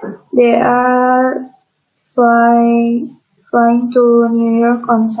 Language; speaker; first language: English; non-native, learner; Indonesian